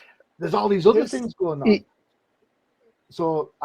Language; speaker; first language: English; native; English